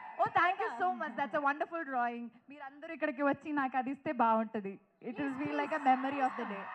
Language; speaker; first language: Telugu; non-native, fluent; Malayalam